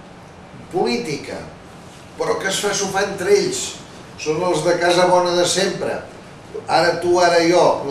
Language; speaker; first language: Catalan; native; Catalan